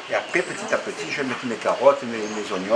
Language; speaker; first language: French; native; French